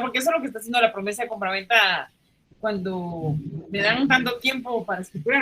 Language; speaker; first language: Spanish; native; Spanish